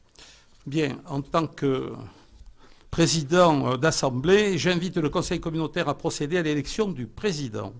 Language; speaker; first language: French; native; French